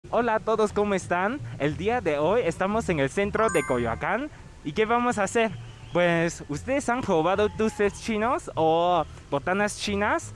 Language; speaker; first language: Spanish; non-native, fluent; Chinese